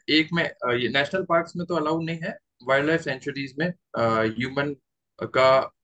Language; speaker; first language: Hindi; native; Hindi